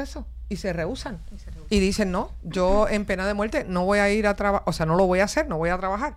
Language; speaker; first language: Spanish; native; Spanish